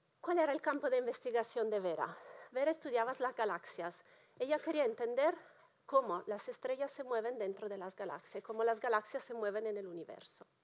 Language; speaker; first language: Spanish; non-native, fluent; Italian